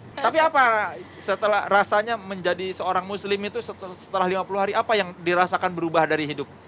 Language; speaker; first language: Indonesian; native; Indonesian